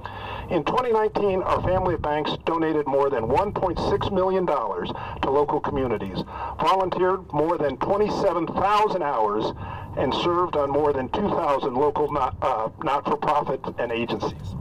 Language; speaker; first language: English; native; English